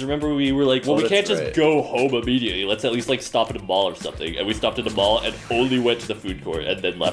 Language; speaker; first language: English; native; English